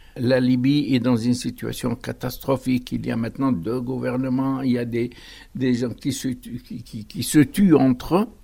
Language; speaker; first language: French; non-native, local second language; Arabic